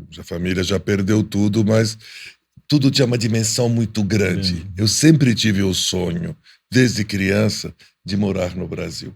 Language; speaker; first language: Portuguese; early bilingual, heritage; Portuguese